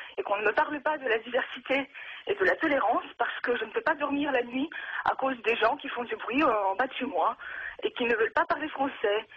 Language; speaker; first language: French; non-native, fluent; Russian